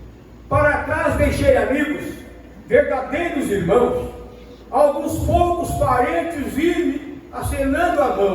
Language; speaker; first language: Portuguese; native; Portuguese